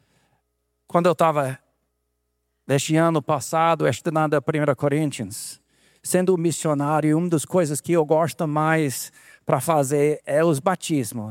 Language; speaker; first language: Portuguese; non-native, fluent; English